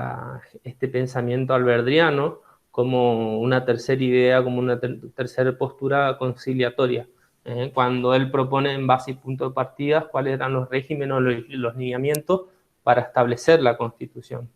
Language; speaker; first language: Spanish; native; Spanish